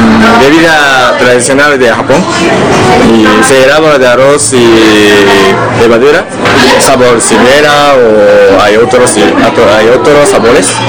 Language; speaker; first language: Spanish; non-native, learner; Japanese